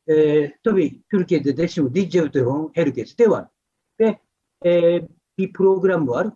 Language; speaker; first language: Turkish; non-native, fluent; Japanese